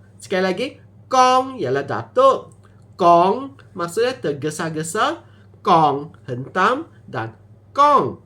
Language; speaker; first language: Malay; non-native, local second language; Min Nan Chinese